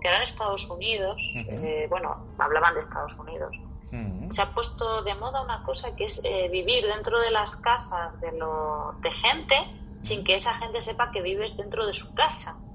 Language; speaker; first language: Spanish; native; Spanish